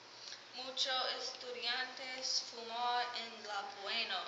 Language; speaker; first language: Spanish; non-native, learner; English